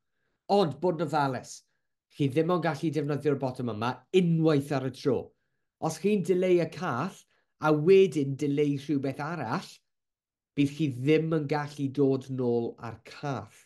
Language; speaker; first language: Welsh; non-native, local second language; English